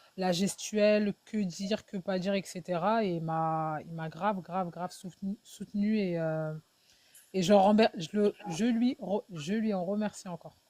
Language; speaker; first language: French; early bilingual, other home language; Wolof